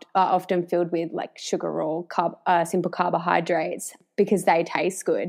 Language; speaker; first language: English; native; English